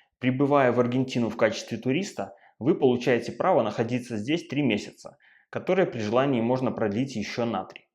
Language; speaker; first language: Russian; native; Russian